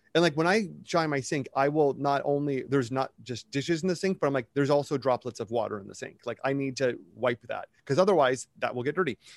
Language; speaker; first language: English; native; English